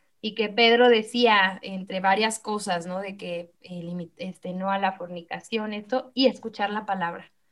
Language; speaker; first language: Spanish; native; Spanish